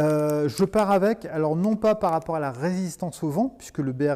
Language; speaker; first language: French; native; French